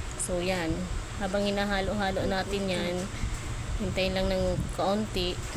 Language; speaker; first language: Filipino; non-native, local second language; Bikol